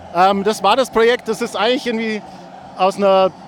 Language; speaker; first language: German; native; German